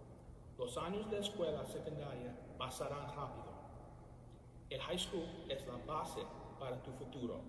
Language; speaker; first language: Spanish; early bilingual, other home language; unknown